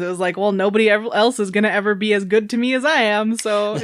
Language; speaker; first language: English; native; English